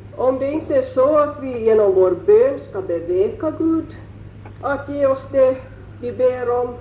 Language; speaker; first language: Swedish; native; Swedish